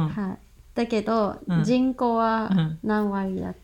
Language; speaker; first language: Japanese; non-native, fluent; Cantonese